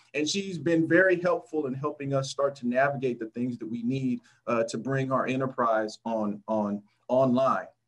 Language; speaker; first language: English; native; English